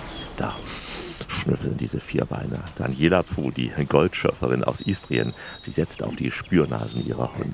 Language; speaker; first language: German; native; German